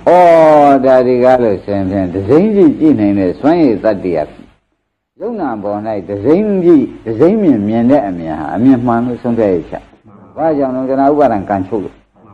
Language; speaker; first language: Burmese; native; Burmese